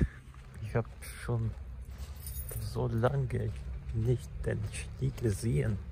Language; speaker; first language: German; non-native, learner; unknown